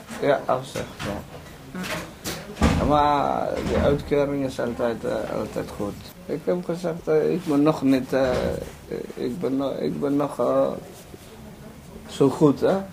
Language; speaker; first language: Dutch; non-native, learner; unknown